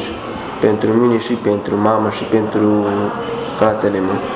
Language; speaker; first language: Romanian; non-native, learner; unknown